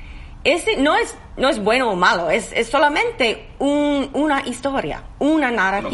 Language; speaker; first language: Spanish; non-native, learner; English